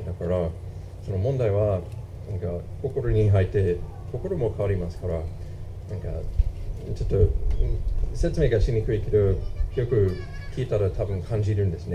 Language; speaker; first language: Japanese; non-native, fluent; English